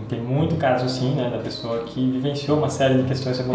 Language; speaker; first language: Portuguese; native; Portuguese